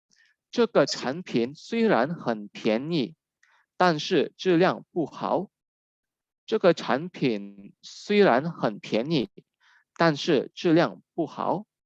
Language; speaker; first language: Chinese; non-native, fluent; Indonesian